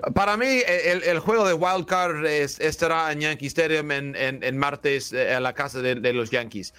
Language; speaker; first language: Spanish; non-native, learner; English